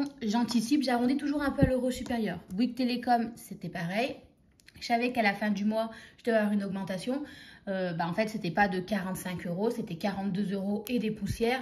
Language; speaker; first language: French; native; French